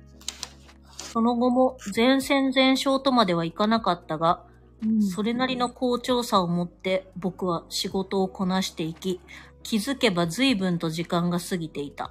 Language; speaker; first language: Japanese; native; Japanese